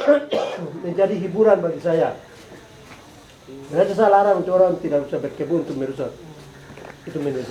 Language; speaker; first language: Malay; non-native, local second language; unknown